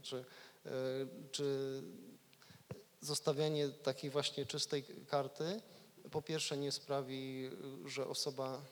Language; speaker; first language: Polish; native; Polish